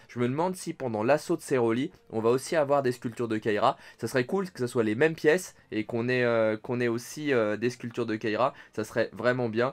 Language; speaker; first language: French; native; French